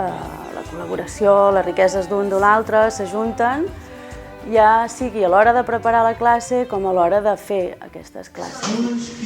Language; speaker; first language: Catalan; native; Catalan